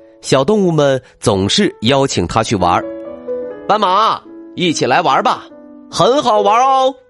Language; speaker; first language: Chinese; native; Chinese